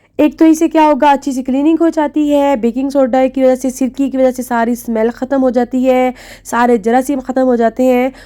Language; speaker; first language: Urdu; native; Urdu